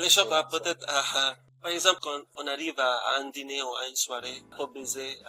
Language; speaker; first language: French; non-native, fluent; Filipino